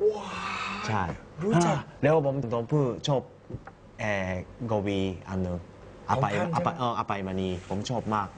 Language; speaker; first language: Thai; non-native, fluent; Japanese